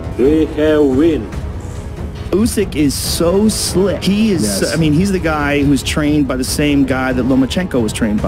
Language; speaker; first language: English; native; English